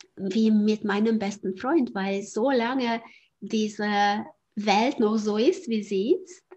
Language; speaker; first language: German; non-native, fluent; Hungarian